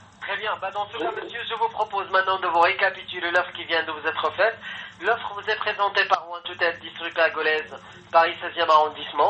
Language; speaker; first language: French; native; French